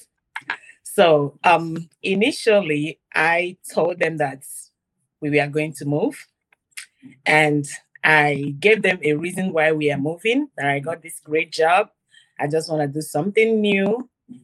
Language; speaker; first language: English; non-native, local second language; Igbo